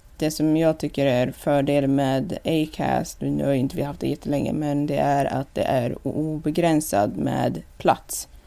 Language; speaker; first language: Swedish; native; Swedish